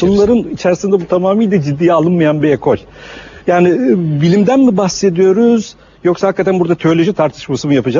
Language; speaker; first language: Turkish; native; Turkish